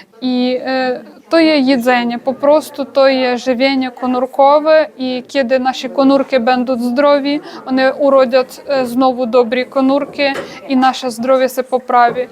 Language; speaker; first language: Polish; non-native, learner; Ukrainian